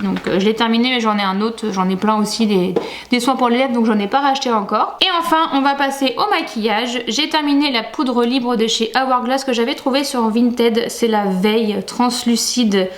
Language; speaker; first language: French; native; French